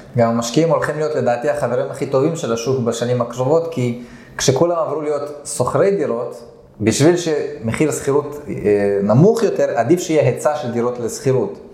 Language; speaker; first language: Hebrew; early bilingual, other home language; Russian